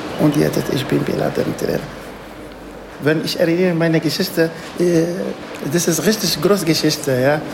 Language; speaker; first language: German; non-native, learner; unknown